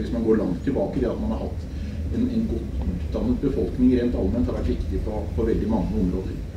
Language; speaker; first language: Norwegian; native; Norwegian